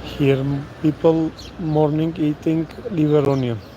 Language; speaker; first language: English; non-native, learner; Turkish